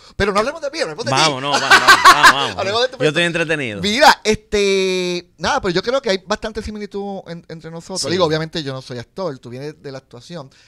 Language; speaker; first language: Spanish; native; Spanish